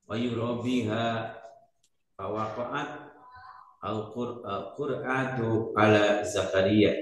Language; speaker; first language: Arabic; non-native, learner; Indonesian